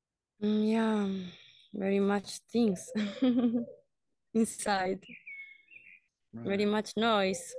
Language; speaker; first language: English; non-native, learner; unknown